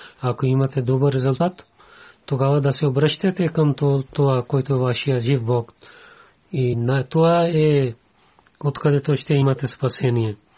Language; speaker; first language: Bulgarian; non-native, learner; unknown